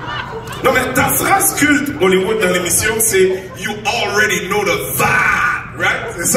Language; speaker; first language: French; native; French